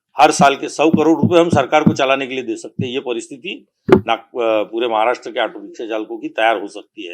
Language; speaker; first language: Hindi; non-native, local second language; Marathi